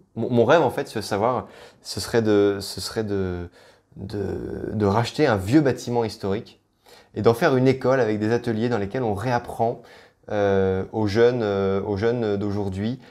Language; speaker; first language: French; native; French